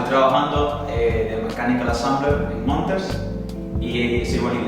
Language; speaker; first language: Spanish; native; Spanish